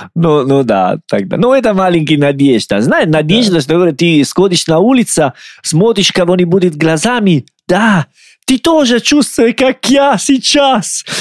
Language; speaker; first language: Russian; non-native, learner; Italian